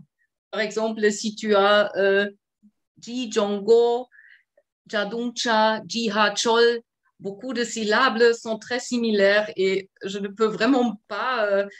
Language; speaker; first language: French; non-native, fluent; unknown